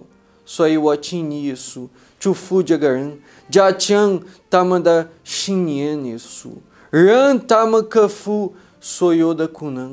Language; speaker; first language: Chinese; non-native, fluent; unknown